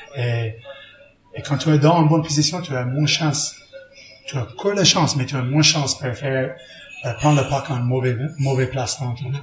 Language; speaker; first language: French; non-native, learner; English